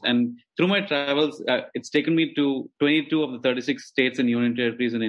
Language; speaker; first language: English; non-native, local second language; Malayalam